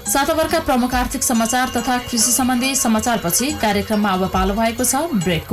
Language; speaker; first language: Nepali; native; Nepali